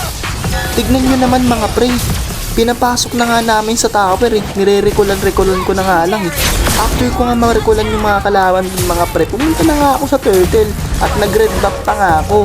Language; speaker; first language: Filipino; native; Filipino